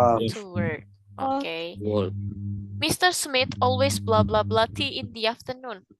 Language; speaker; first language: English; non-native, fluent; Indonesian